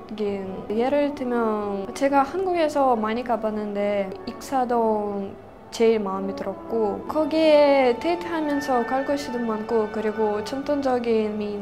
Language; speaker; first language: Korean; non-native, fluent; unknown